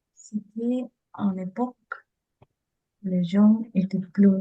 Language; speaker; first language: French; non-native, learner; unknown